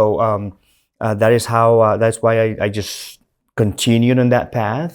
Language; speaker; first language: English; native; English